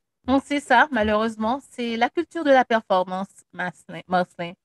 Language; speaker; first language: French; non-native, local second language; Haitian Creole